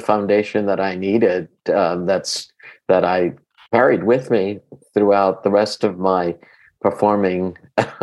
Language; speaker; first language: English; early bilingual, other home language; Greek